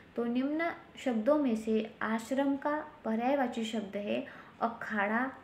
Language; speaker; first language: Hindi; non-native, local second language; Marathi